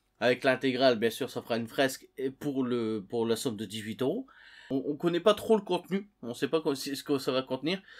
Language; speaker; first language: French; native; French